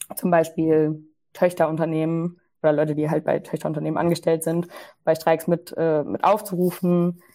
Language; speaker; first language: German; native; German